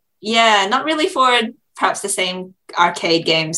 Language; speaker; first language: English; native; English